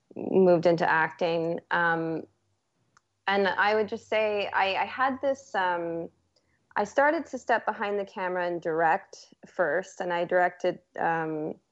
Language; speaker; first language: English; native; English